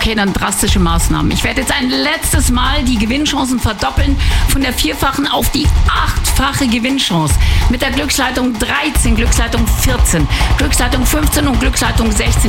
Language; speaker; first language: German; native; German